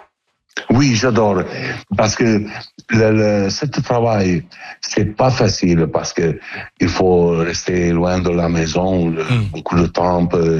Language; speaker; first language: French; non-native, learner; Italian